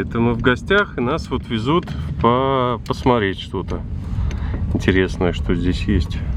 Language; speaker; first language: Russian; native; Russian